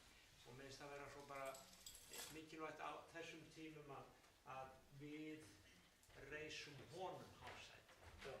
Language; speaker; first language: Icelandic; non-native, fluent; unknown